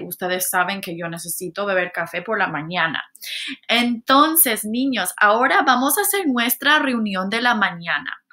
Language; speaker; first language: Spanish; non-native, fluent; English